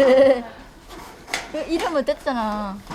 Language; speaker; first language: Korean; non-native, learner; Vietnamese